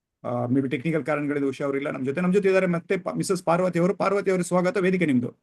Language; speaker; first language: Kannada; native; Kannada